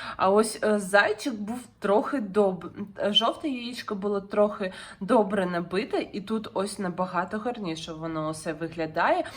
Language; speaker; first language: Ukrainian; non-native, local second language; Russian